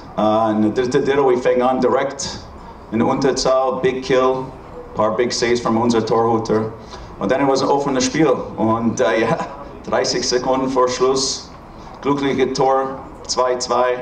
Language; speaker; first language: German; non-native, learner; English